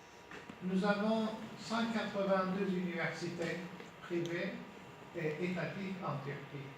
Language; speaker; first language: French; non-native, fluent; Turkish